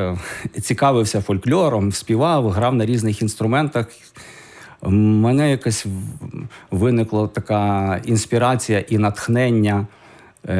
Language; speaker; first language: Ukrainian; native; Ukrainian